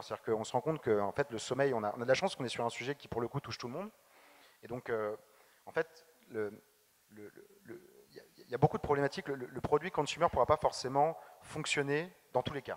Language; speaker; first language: French; native; French